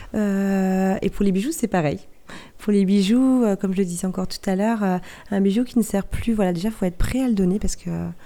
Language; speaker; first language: French; native; French